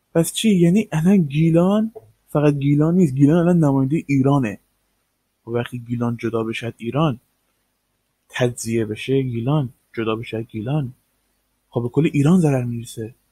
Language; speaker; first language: Persian; native; Persian